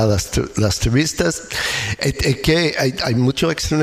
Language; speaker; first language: Spanish; non-native, learner; English